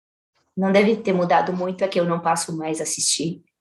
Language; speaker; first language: Portuguese; native; Portuguese